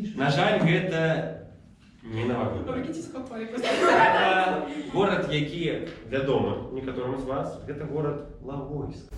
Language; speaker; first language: Belarusian; non-native, local second language; Russian